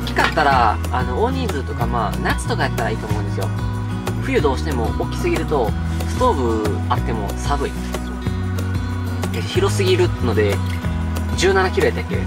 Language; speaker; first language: Japanese; native; Japanese